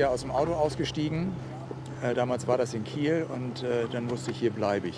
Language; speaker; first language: German; native; German